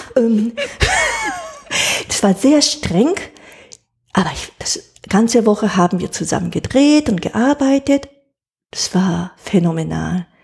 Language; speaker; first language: German; non-native, fluent; Japanese